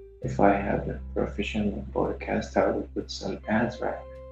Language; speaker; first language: English; non-native, fluent; Arabic